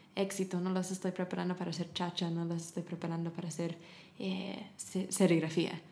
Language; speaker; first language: Spanish; non-native, fluent; English